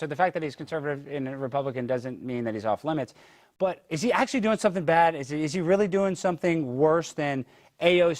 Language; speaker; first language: English; native; English